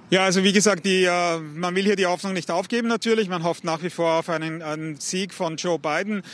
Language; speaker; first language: German; native; German